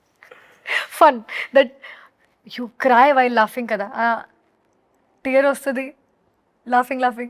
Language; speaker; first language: Telugu; non-native, learner; Hindi